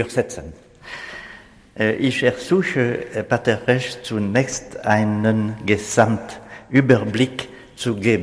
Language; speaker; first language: German; non-native, learner; French